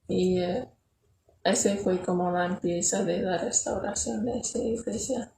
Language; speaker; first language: Spanish; non-native, learner; English